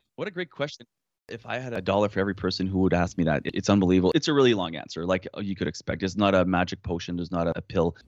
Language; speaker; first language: English; non-native, fluent; French